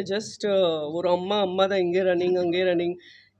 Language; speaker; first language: Tamil; non-native, learner; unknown